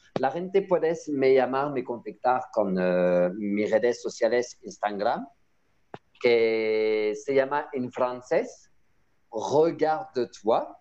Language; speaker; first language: Spanish; non-native, learner; French